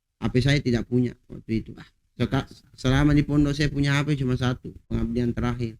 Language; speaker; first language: Indonesian; non-native, local second language; Buginese